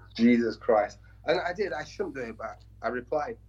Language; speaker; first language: English; native; English